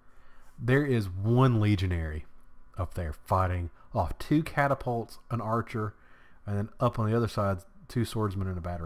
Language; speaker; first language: English; native; English